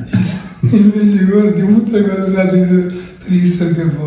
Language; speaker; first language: German; non-native, learner; Croatian